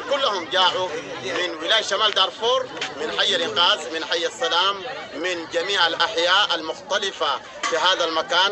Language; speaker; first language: Arabic; non-native, local second language; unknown